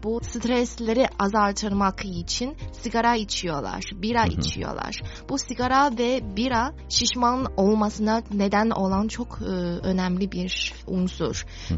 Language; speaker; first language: Turkish; non-native, fluent; Chinese